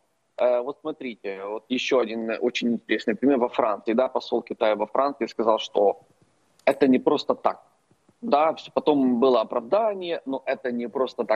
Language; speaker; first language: Russian; non-native, local second language; Ukrainian